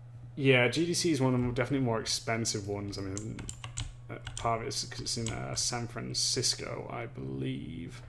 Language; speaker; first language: English; native; English